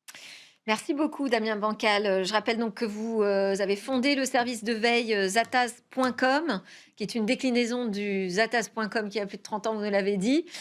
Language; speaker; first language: French; native; French